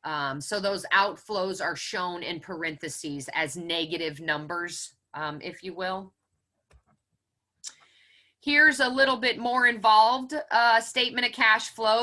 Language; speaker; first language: English; native; English